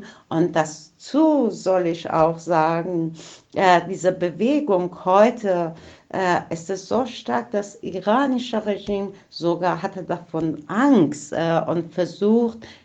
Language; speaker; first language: German; non-native, fluent; Persian